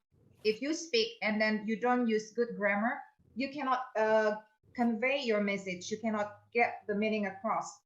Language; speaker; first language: English; non-native, fluent; Indonesian